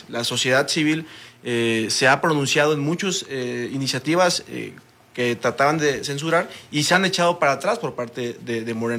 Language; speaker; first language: Spanish; native; Spanish